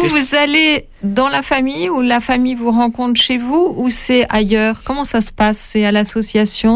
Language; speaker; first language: French; native; French